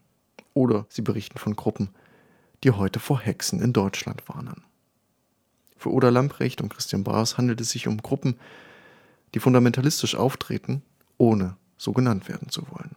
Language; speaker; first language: German; native; German